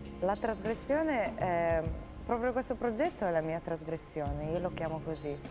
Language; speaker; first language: Italian; non-native, fluent; Russian